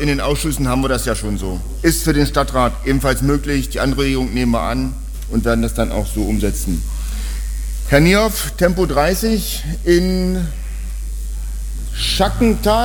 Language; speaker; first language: German; native; German